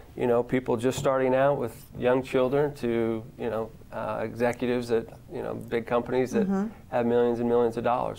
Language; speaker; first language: English; native; English